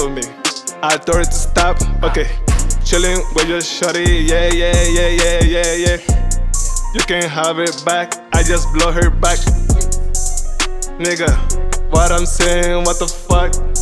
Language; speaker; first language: English; non-native, fluent; Spanish